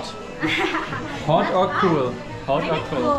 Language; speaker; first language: English; non-native, fluent; German